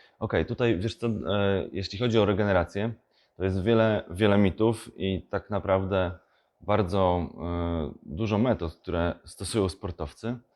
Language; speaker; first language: Polish; native; Polish